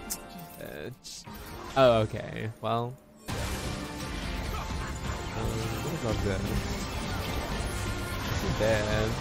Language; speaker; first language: English; native; English